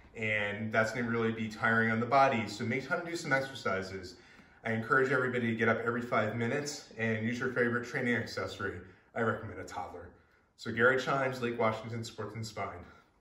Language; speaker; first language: English; native; English